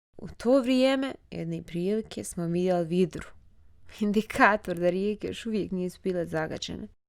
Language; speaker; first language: Bosnian; native; Bosnian